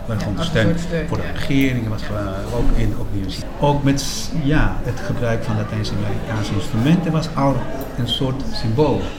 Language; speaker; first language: Dutch; non-native, fluent; Spanish